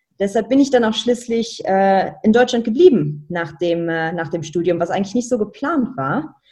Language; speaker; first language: German; non-native, local second language; Luxembourgish